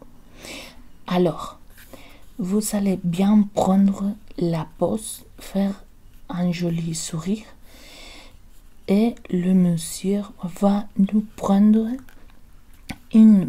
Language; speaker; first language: French; non-native, learner; Spanish